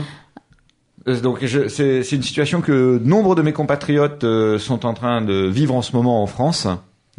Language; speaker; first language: French; native; French